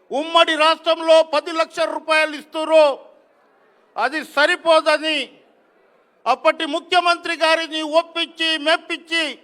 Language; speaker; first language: Telugu; non-native, local second language; Lambadi